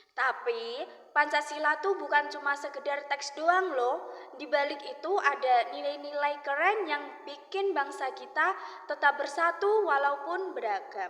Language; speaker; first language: Indonesian; native; Indonesian